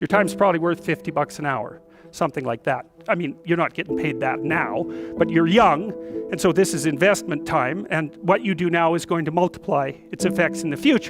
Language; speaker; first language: English; native; English